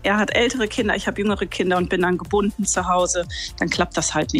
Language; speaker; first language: German; native; German